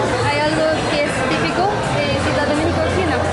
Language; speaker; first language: Spanish; non-native, learner; English